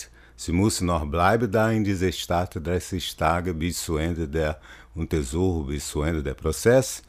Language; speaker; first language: German; non-native, fluent; Portuguese